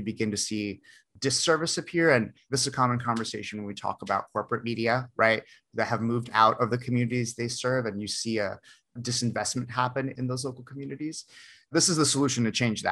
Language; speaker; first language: English; native; English